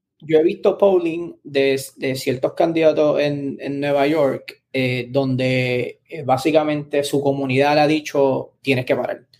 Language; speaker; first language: Spanish; native; Spanish